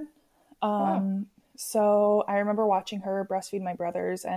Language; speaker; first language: English; native; English